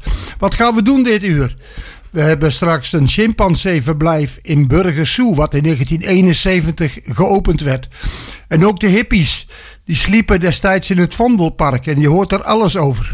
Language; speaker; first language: Dutch; native; Dutch